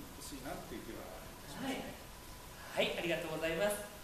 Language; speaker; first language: Japanese; native; Japanese